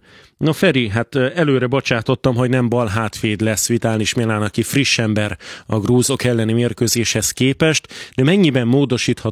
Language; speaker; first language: Hungarian; native; Hungarian